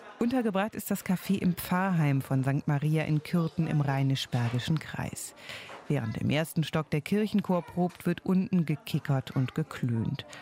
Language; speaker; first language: German; native; German